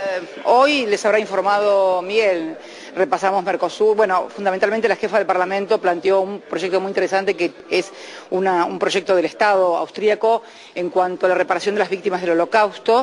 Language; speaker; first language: Spanish; native; Spanish